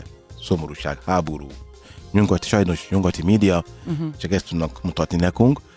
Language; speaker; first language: Hungarian; non-native, learner; Yoruba